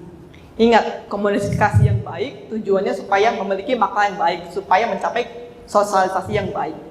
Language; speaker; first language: Indonesian; native; Indonesian